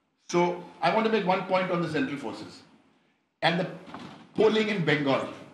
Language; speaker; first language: English; native; English